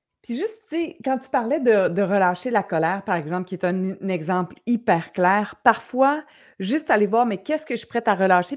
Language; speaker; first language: French; native; French